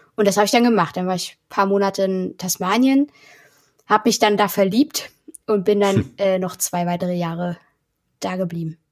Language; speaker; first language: German; native; German